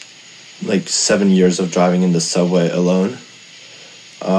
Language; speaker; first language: English; non-native, fluent; Russian